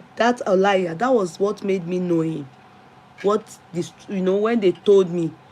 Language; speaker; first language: English; non-native, local second language; Yoruba